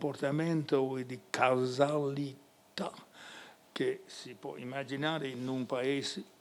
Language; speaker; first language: Italian; non-native, fluent; English